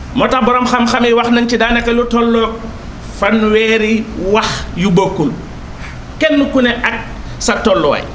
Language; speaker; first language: Wolof; native; Wolof